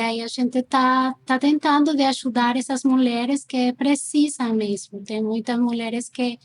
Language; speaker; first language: Portuguese; non-native, fluent; Spanish